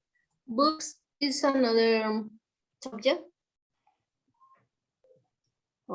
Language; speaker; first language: English; non-native, learner; Spanish